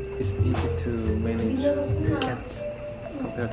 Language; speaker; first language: English; non-native, learner; Korean